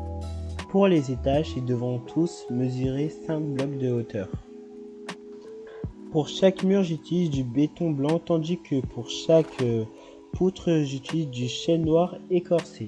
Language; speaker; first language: French; native; French